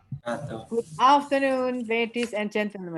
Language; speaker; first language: English; non-native, fluent; Indonesian